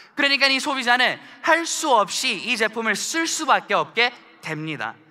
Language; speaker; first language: Korean; early bilingual, heritage; Korean